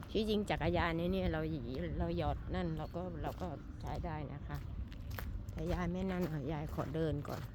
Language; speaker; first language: Thai; native; Thai